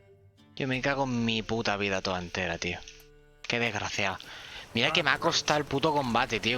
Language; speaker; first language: Spanish; native; Spanish